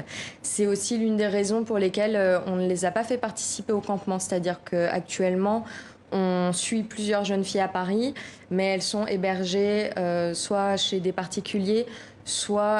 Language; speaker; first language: French; native; French